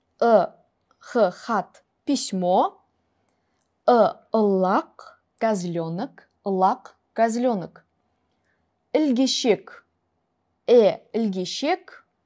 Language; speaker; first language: Russian; non-native, local second language; Kara-Kalpak